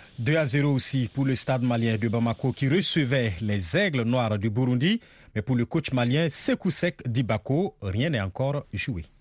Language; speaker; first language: French; non-native, local second language; Mossi